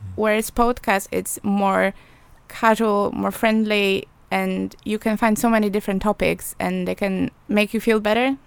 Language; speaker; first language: English; non-native, fluent; Polish